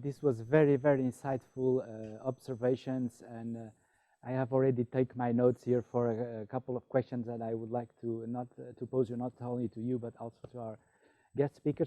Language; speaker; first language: English; non-native, fluent; Portuguese